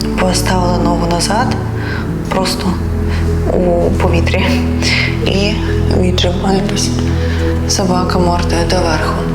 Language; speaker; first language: Ukrainian; native; Ukrainian